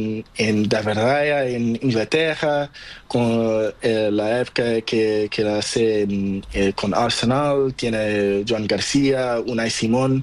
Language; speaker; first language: Spanish; non-native, local second language; Portuguese